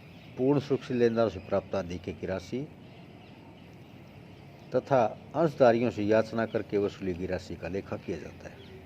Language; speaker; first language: Hindi; native; Hindi